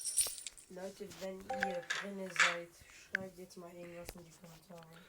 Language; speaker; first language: German; early bilingual, other home language; Arabic